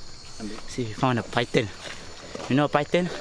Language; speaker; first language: English; non-native, fluent; Malay